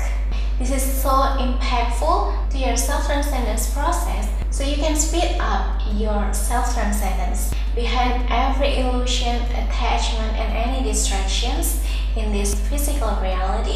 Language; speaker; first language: English; non-native, fluent; Indonesian